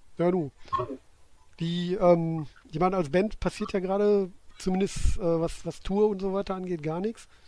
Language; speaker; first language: German; native; German